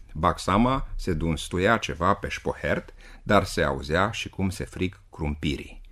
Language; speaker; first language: Romanian; native; Romanian